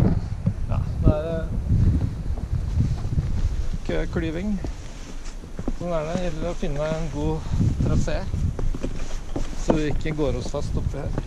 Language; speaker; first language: Norwegian; native; Norwegian